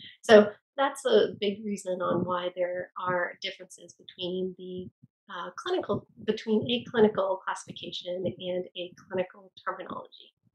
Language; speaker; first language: English; native; English